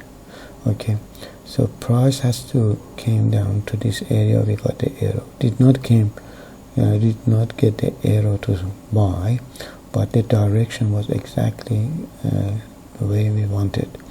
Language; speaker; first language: English; non-native, fluent; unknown